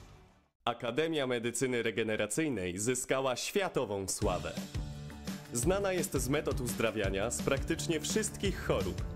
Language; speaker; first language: Polish; native; Polish